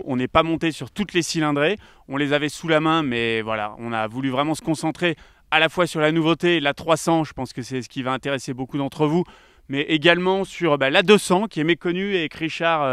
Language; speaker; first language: French; native; French